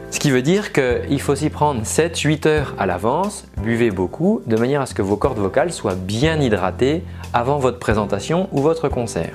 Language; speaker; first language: French; native; French